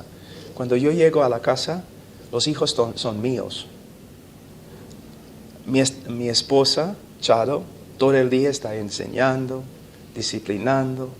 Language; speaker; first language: Spanish; non-native, fluent; English